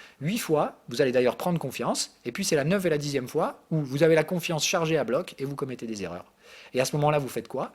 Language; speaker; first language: French; native; French